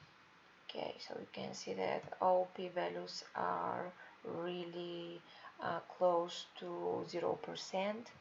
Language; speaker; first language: English; non-native, fluent; Bulgarian